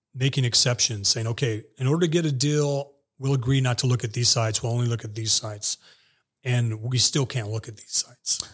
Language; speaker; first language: English; native; English